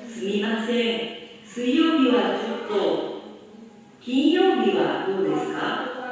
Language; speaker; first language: Japanese; non-native, learner; Indonesian